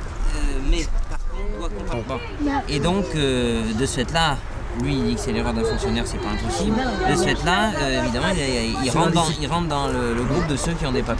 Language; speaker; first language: French; native; French